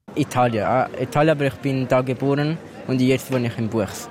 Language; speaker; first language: German; non-native, local second language; Italian